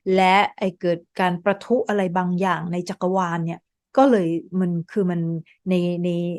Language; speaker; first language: Thai; native; Thai